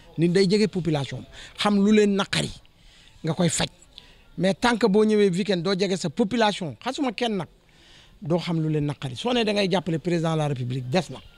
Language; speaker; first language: Wolof; non-native, local second language; Fula